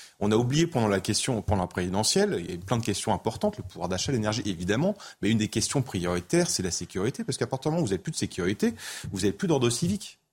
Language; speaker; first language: French; native; French